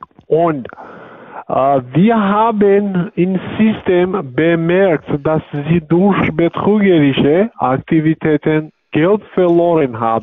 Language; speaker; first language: German; non-native, learner; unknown